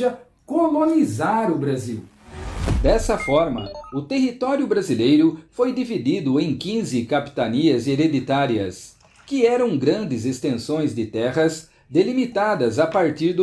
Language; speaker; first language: Portuguese; native; Portuguese